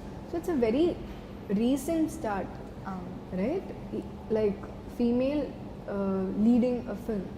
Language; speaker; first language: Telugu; non-native, fluent; Malayalam